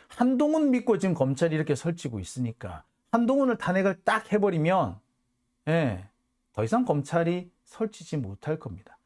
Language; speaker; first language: Korean; native; Korean